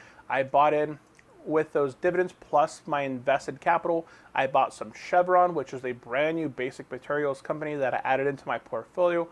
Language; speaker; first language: English; native; English